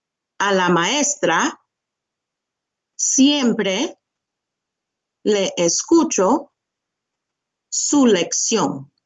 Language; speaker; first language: Spanish; non-native, fluent; English